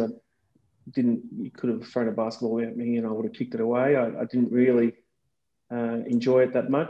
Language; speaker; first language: English; native; English